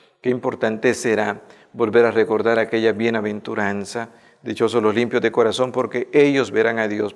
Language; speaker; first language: Spanish; native; Spanish